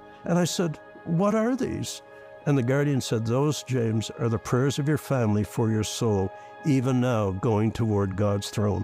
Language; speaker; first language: English; native; English